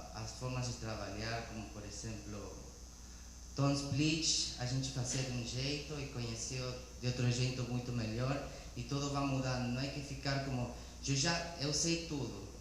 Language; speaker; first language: Portuguese; non-native, learner; Spanish